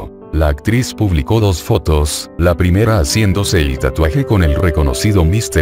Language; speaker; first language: Spanish; native; Spanish